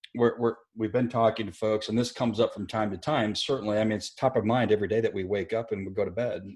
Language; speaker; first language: English; native; English